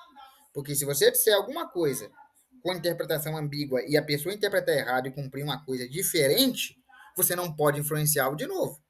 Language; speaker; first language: Portuguese; native; Portuguese